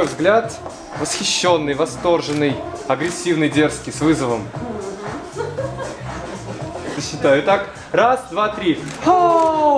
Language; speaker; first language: Russian; native; Russian